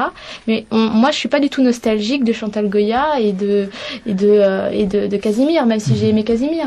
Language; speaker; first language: French; native; French